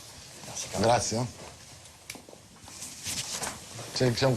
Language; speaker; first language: French; non-native, fluent; Italian